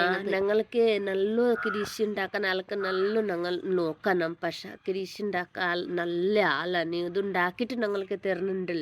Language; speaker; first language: Malayalam; non-native, learner; Hindi